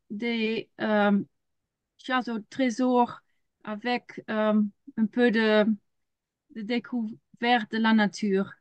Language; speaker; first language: French; non-native, learner; Dutch